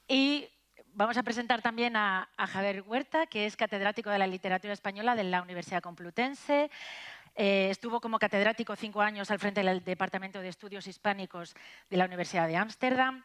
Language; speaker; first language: Spanish; native; Spanish